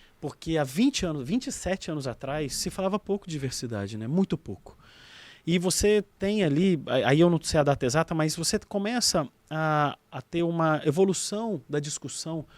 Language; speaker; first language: Portuguese; native; Portuguese